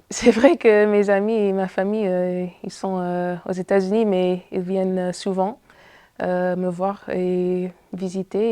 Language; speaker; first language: French; non-native, fluent; English